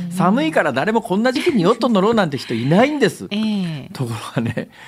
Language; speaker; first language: Japanese; native; Japanese